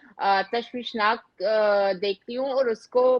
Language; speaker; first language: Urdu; non-native, fluent; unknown